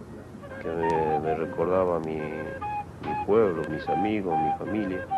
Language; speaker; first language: Spanish; non-native, local second language; Quechua